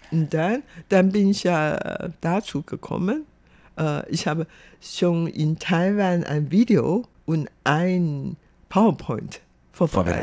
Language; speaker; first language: German; non-native, fluent; Chinese